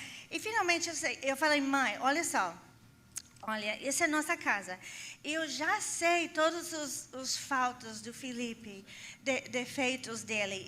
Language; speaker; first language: Portuguese; non-native, fluent; English